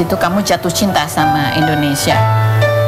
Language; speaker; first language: Indonesian; native; Indonesian